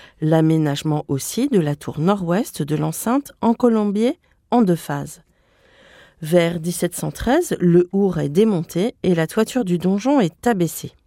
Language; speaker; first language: French; native; French